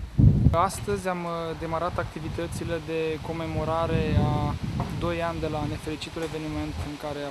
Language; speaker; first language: Romanian; native; Romanian